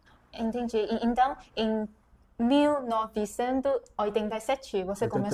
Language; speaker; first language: Portuguese; non-native, fluent; Chinese